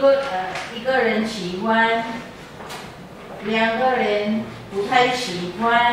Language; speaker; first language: Chinese; non-native, learner; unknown